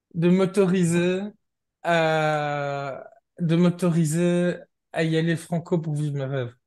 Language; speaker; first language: French; native; French